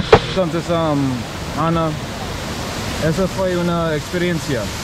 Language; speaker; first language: Spanish; non-native, learner; English